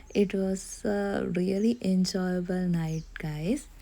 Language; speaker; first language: English; non-native, local second language; Sinhala